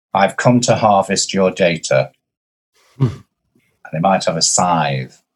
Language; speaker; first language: English; native; English